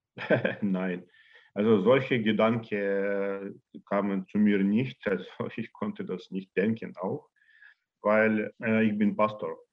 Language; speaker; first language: German; non-native, learner; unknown